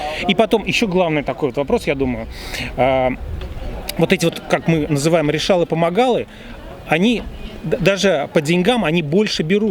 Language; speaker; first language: Russian; native; Russian